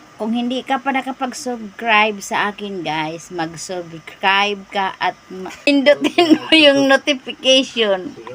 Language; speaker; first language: Filipino; non-native, local second language; Cebuano